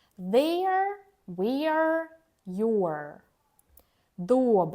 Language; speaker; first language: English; non-native, fluent; Ukrainian